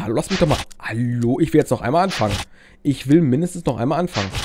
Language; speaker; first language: German; native; German